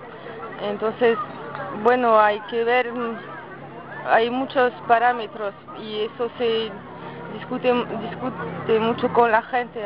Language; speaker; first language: Spanish; non-native, fluent; French